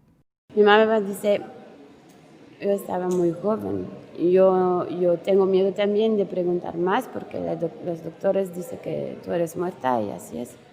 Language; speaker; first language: Spanish; non-native, learner; French